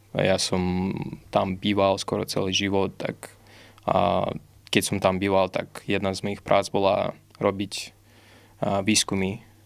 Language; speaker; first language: Slovak; non-native, fluent; Russian